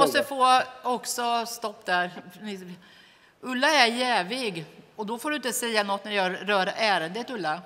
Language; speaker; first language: Swedish; native; Swedish